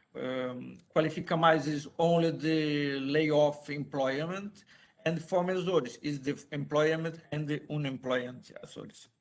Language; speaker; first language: English; non-native, learner; Portuguese